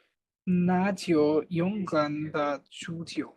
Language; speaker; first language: Chinese; non-native, learner; Bangla